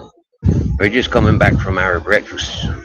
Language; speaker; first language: English; native; English